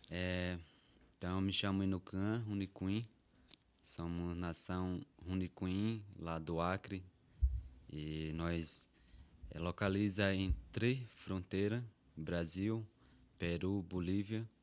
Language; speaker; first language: Portuguese; non-native, local second language; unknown